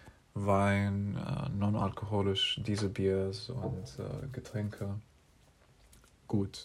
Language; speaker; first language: German; non-native, learner; English